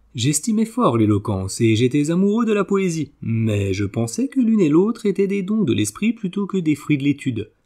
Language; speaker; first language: French; native; French